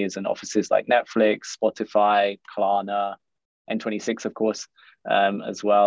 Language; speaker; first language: English; native; English